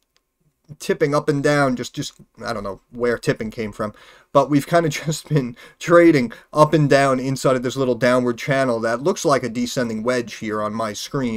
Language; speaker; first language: English; native; English